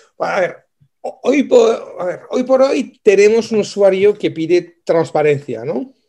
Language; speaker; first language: Spanish; non-native, fluent; French